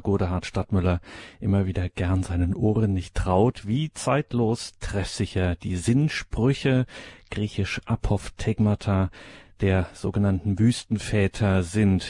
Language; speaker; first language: German; native; German